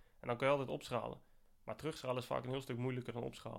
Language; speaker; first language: Dutch; native; Dutch